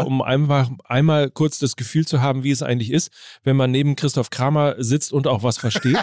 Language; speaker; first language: German; native; German